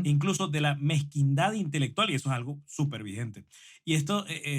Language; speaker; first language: Spanish; native; Spanish